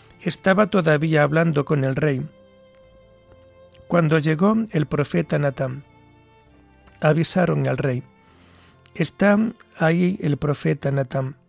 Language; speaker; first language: Spanish; native; Spanish